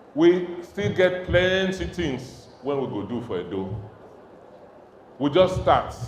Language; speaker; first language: Nigerian Pidgin; non-native, local second language; Bini